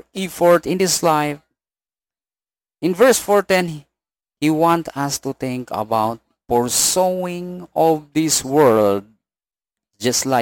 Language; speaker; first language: English; non-native, local second language; Cebuano